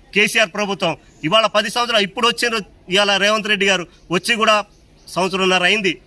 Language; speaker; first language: Telugu; non-native, local second language; Lambadi